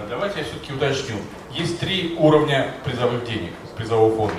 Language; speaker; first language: Russian; native; Russian